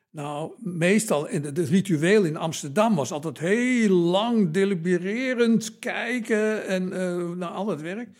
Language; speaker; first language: Dutch; native; Dutch